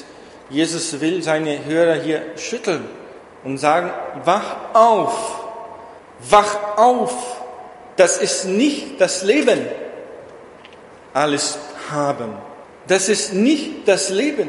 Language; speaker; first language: German; non-native, fluent; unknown